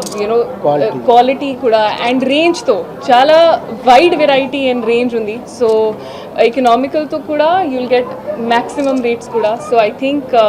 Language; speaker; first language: Telugu; non-native, fluent; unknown